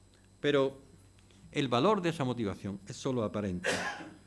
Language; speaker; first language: Spanish; native; Spanish